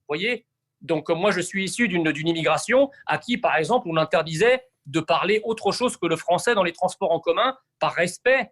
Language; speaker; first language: French; early bilingual, other home language; Arabic